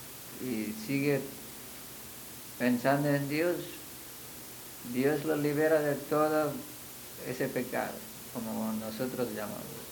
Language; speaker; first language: Spanish; non-native, fluent; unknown